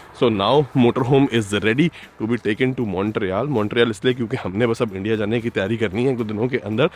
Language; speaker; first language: Hindi; non-native, local second language; Punjabi